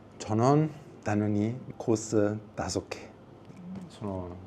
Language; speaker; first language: Korean; non-native, learner; Italian